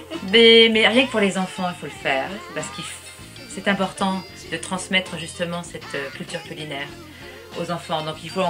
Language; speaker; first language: French; early bilingual, other home language; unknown